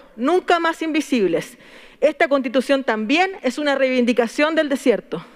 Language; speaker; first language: Spanish; native; Spanish